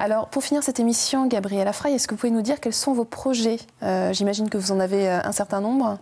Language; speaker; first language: French; native; French